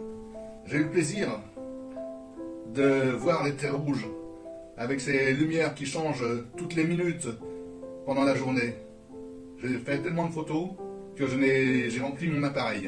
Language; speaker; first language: French; native; French